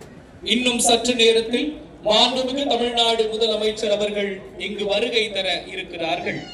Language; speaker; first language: Tamil; native; Tamil